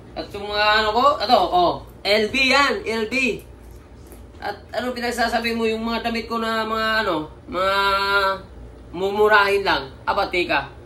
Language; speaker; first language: Filipino; non-native, local second language; Cebuano